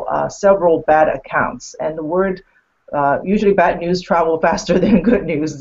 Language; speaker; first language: English; non-native, fluent; Chinese